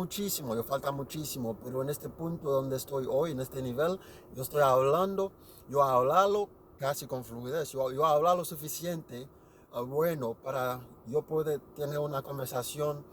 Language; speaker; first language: Spanish; non-native, learner; Haitian Creole